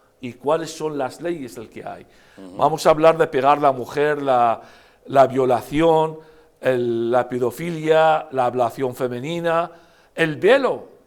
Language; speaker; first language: Spanish; non-native, fluent; Arabic